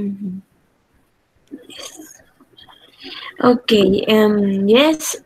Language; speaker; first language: English; non-native, learner; Spanish